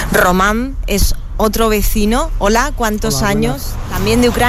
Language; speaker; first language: Spanish; native; Spanish